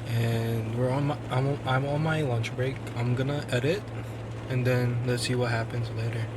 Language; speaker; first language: English; non-native, local second language; Filipino